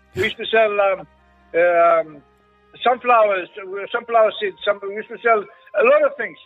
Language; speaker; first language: English; non-native, learner; Greek